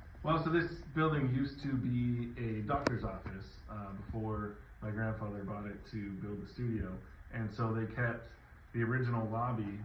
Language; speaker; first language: English; native; English